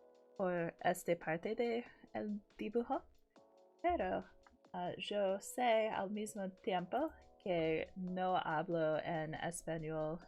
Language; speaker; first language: Spanish; non-native, learner; English